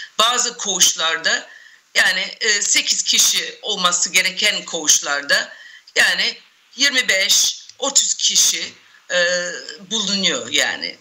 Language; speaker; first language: Turkish; non-native, fluent; English